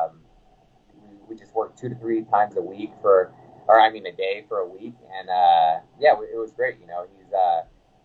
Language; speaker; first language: English; native; English